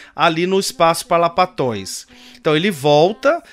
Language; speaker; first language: Portuguese; native; Portuguese